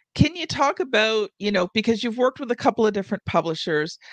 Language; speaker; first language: English; native; English